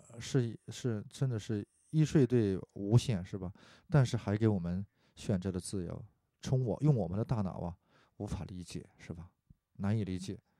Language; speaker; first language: Chinese; non-native, fluent; Korean